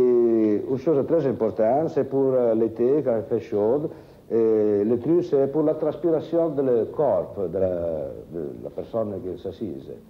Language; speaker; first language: French; non-native, fluent; Italian